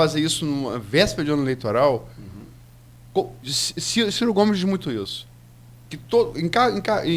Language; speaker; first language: Portuguese; native; Portuguese